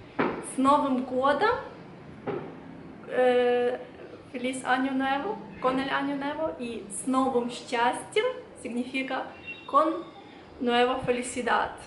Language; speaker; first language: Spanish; non-native, fluent; Russian